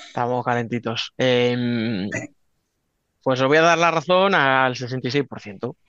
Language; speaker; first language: Spanish; native; Spanish